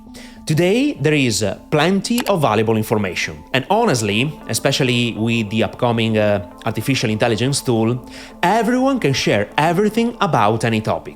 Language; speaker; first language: English; non-native, fluent; Italian